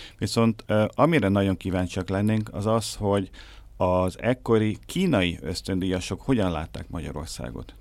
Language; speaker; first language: Hungarian; native; Hungarian